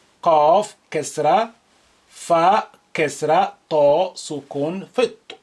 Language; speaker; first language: Arabic; non-native, fluent; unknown